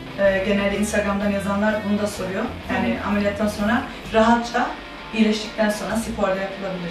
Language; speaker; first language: Turkish; early bilingual, heritage; Turkish